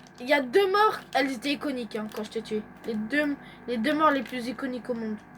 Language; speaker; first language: French; native; French